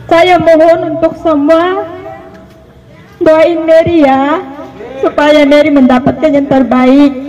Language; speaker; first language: Indonesian; non-native, fluent; Filipino